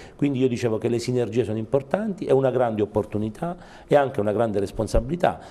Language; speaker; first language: Italian; native; Italian